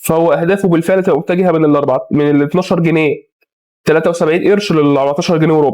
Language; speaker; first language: Arabic; native; Arabic